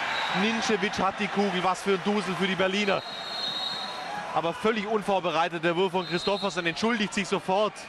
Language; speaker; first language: German; native; German